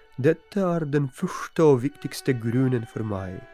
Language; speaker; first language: Norwegian; non-native, fluent; Polish